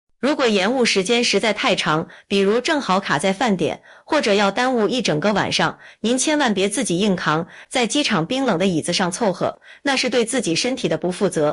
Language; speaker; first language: Chinese; native; Chinese